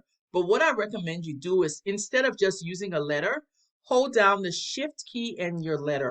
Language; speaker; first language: English; native; English